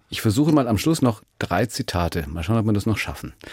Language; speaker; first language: German; native; German